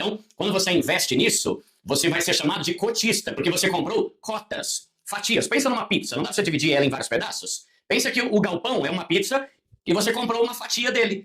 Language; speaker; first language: Portuguese; native; Portuguese